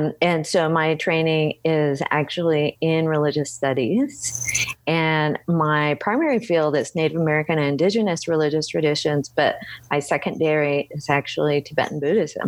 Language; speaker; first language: English; native; English